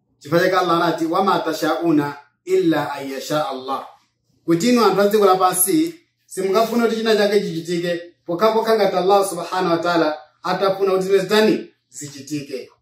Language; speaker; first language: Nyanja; non-native, local second language; Yao